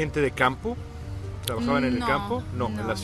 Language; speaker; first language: Spanish; native; Spanish